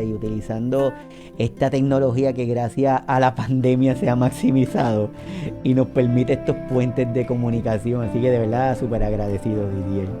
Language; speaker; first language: Spanish; native; Spanish